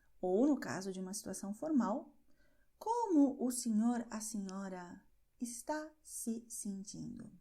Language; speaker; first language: Portuguese; non-native, fluent; Spanish